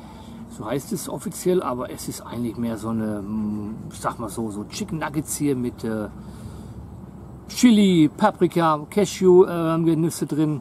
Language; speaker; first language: German; native; German